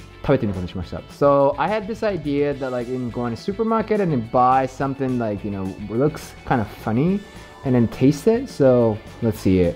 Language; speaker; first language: English; non-native, fluent; Japanese